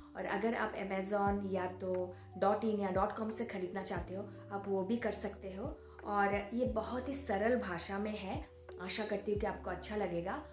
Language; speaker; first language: Hindi; non-native, local second language; Bangla